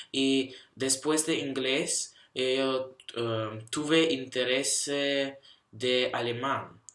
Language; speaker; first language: Spanish; non-native, learner; Russian